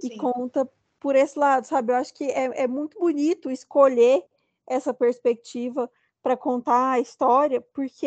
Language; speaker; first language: Portuguese; native; Portuguese